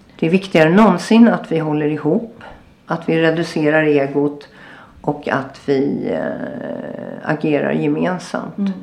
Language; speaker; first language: Swedish; native; Swedish